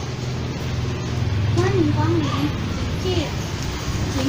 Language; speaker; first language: Chinese; non-native, learner; Indonesian